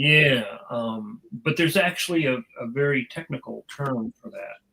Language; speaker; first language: English; native; English